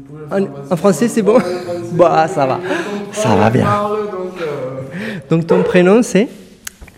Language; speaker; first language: French; native; French